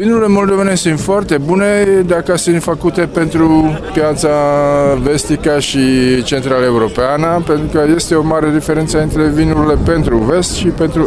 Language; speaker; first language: Romanian; non-native, fluent; Czech